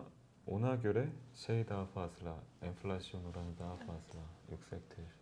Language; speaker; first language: Turkish; non-native, fluent; Korean